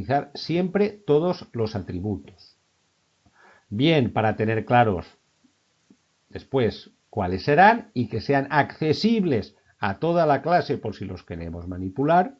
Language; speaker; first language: Spanish; native; Spanish